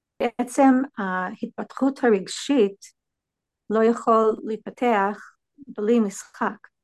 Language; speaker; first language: Hebrew; non-native, fluent; English